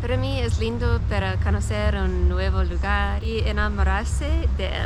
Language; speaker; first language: Spanish; non-native, learner; English